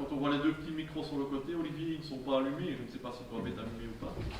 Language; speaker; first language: French; native; French